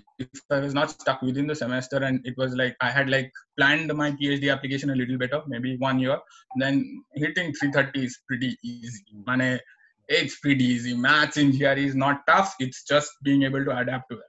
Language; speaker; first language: English; non-native, local second language; Bangla